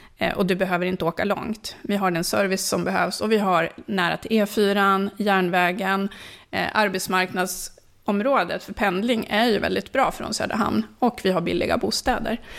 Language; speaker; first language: Swedish; early bilingual, other home language; Finnish